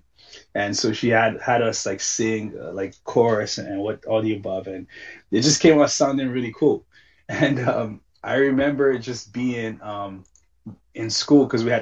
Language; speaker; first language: English; non-native, local second language; Yoruba